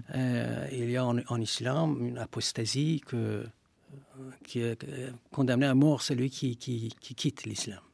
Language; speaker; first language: French; non-native, fluent; Persian